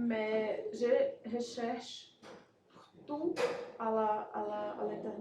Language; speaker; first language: French; non-native, learner; Portuguese